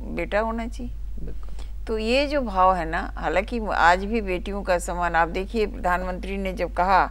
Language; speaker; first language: Hindi; native; Hindi